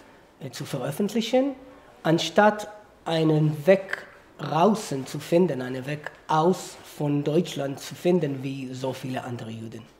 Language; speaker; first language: German; non-native, fluent; Hebrew